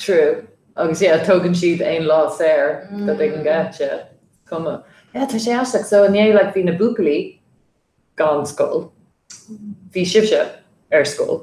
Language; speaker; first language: Irish; non-native, fluent; English